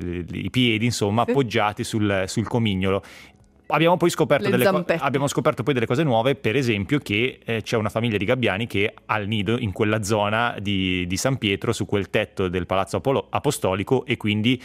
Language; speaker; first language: Italian; native; Italian